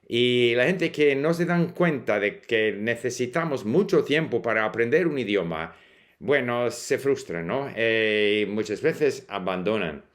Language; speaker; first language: Spanish; non-native, fluent; English